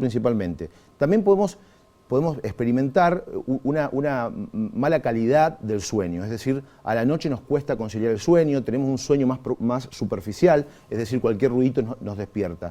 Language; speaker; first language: Spanish; native; Spanish